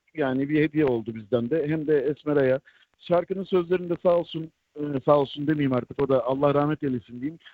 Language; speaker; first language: Turkish; native; Turkish